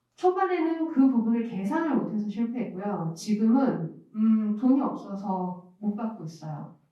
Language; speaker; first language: Korean; native; Korean